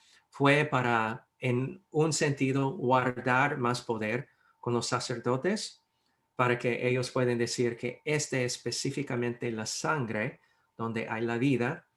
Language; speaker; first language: Spanish; non-native, fluent; English